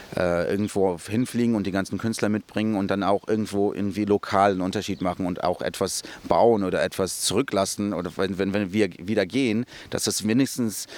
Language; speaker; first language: German; early bilingual, other home language; Portuguese